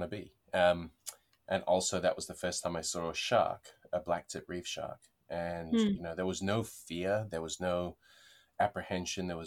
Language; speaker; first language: English; native; English